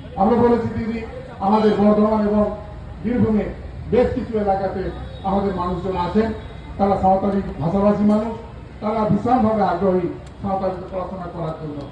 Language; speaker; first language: Bangla; non-native, local second language; Santali